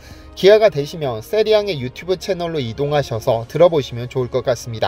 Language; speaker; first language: Korean; native; Korean